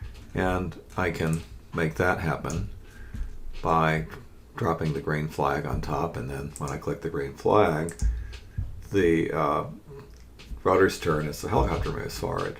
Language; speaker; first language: English; native; English